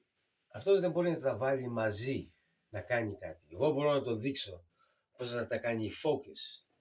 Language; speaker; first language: Greek; early bilingual, heritage; Greek